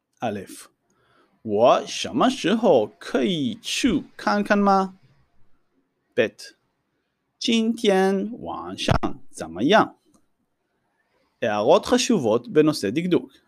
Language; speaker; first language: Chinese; non-native, fluent; Hebrew